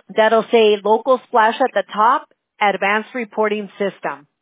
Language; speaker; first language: English; early bilingual, other home language; Spanish